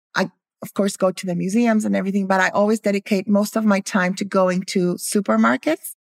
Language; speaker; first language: English; early bilingual, other home language; Spanish